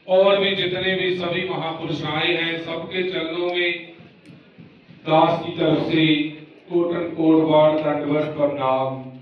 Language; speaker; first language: Hindi; non-native, local second language; Punjabi